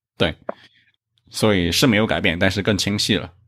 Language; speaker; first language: Chinese; native; Chinese